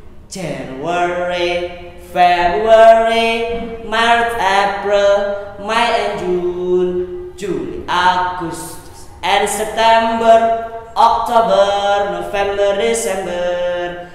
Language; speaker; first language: English; non-native, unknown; Javanese